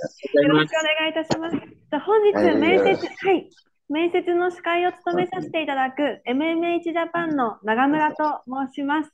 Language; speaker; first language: Japanese; native; Japanese